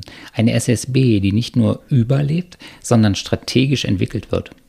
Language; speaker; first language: German; native; German